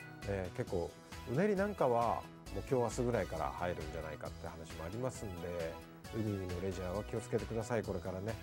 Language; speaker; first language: Japanese; native; Japanese